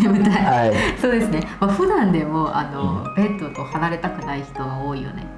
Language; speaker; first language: Japanese; non-native, fluent; Burmese